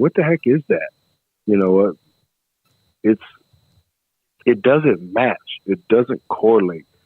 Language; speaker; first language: English; native; English